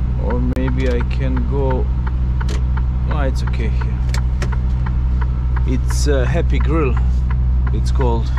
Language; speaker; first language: English; non-native, learner; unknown